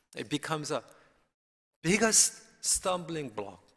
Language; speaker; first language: English; early bilingual, other home language; Korean